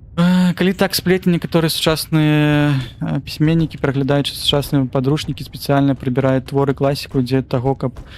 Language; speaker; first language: Belarusian; non-native, local second language; Russian